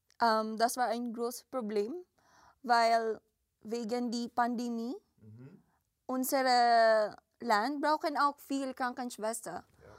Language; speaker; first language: German; non-native, learner; Filipino